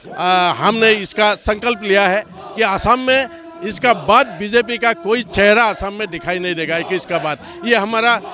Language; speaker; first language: Hindi; non-native, local second language; Kok Borok